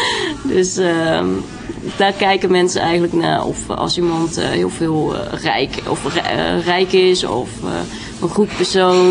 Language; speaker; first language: Dutch; early bilingual, other home language; Vietnamese